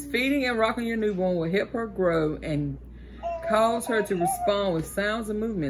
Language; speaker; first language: English; native; English